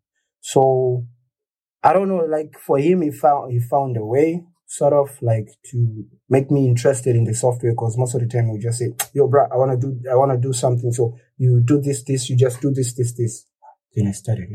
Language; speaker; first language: English; non-native, local second language; Shona